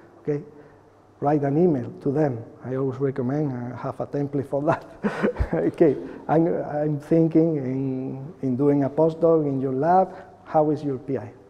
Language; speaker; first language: English; non-native, fluent; Spanish